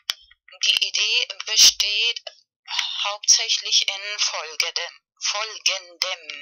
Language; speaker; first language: German; non-native, fluent; Spanish